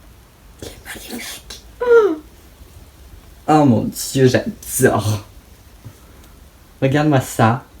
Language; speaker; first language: French; native; French